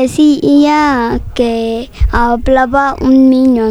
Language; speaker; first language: Spanish; early bilingual, other home language; French